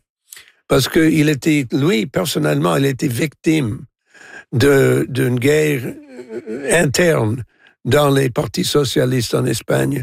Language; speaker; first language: French; non-native, local second language; English